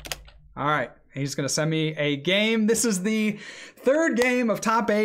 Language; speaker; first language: English; native; English